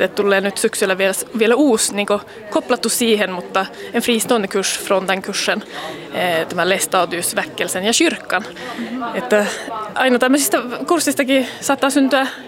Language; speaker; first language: Finnish; early bilingual, heritage; Finnish